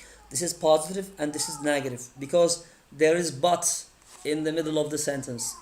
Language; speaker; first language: English; non-native, fluent; Turkish